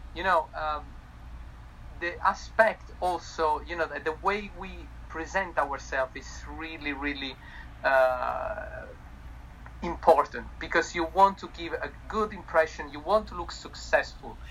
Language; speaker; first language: English; non-native, fluent; Italian